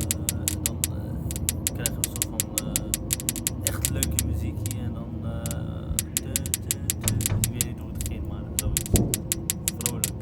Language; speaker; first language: Dutch; non-native, local second language; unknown